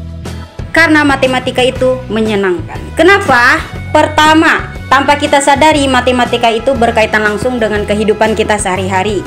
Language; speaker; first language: Indonesian; non-native, local second language; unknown